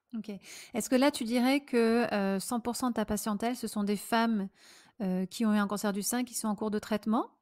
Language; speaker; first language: French; native; French